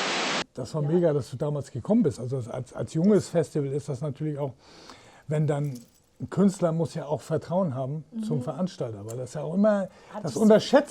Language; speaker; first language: German; native; German